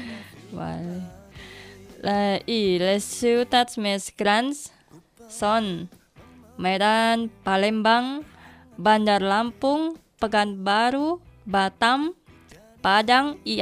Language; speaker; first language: Catalan; non-native, learner; Indonesian